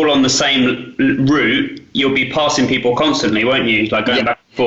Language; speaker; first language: English; native; English